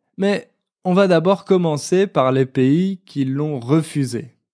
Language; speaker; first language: French; native; French